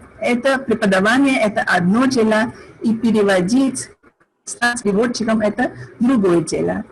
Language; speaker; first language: Russian; non-native, fluent; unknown